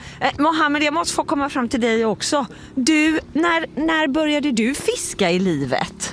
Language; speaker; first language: Swedish; native; Swedish